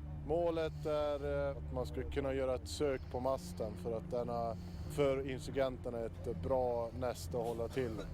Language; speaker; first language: Swedish; native; Swedish